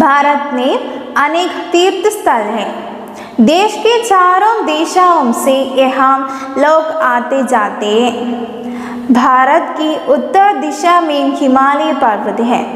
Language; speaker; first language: Hindi; non-native, local second language; Malayalam